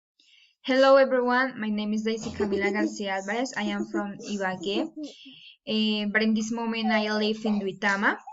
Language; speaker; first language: English; non-native, learner; Spanish